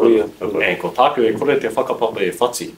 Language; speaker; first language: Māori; non-native, local second language; English